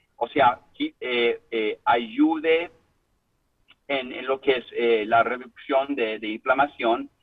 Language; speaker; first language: Spanish; non-native, fluent; English